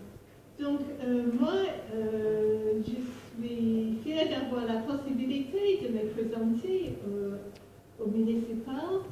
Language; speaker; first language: French; non-native, fluent; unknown